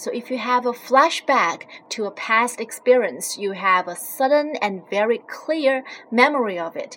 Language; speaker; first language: English; non-native, fluent; Chinese